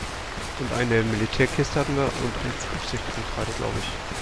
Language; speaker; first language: German; native; German